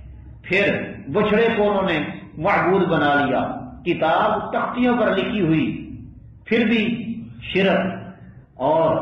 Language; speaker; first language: Urdu; native; Urdu